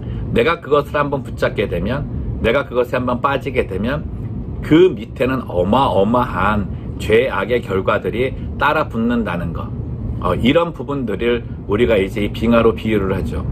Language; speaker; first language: Korean; native; Korean